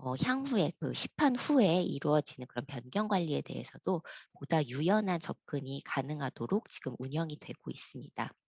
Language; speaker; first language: Korean; native; Korean